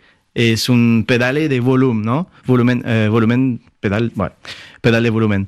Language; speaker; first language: Spanish; non-native, fluent; French